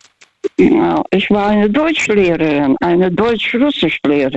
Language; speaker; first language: German; non-native, learner; Russian